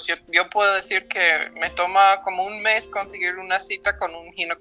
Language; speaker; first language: Spanish; non-native, fluent; English